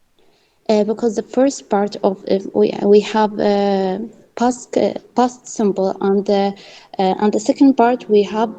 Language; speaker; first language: English; non-native, learner; Arabic